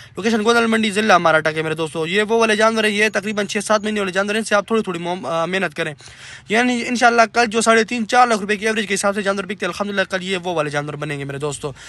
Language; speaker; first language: Urdu; non-native, local second language; Punjabi